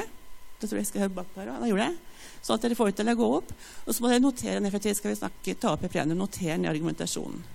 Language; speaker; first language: Norwegian; native; Norwegian